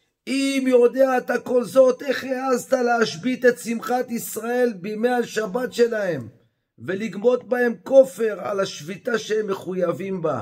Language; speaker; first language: Hebrew; native; Hebrew